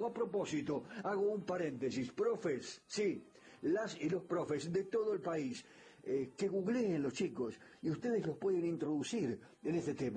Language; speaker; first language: Spanish; native; Spanish